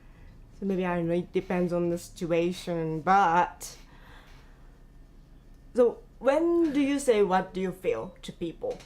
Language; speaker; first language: English; non-native, learner; Japanese